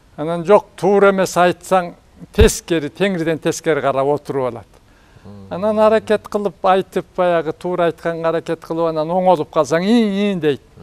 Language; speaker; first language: Kyrgyz; native; Kyrgyz